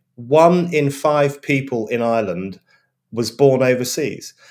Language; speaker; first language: English; native; English